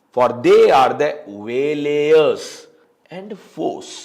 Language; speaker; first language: English; non-native, local second language; Tamil